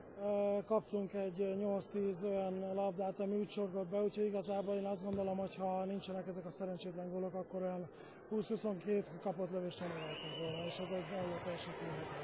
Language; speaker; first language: Hungarian; native; Hungarian